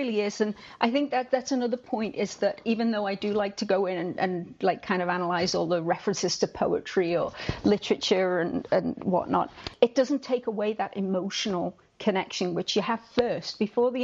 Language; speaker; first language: English; native; English